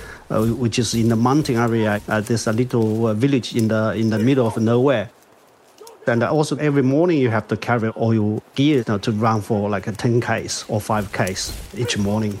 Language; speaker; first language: English; non-native, fluent; Chinese